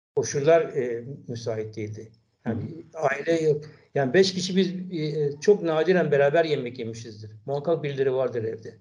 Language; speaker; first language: Turkish; native; Turkish